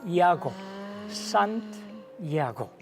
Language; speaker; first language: Korean; native; Korean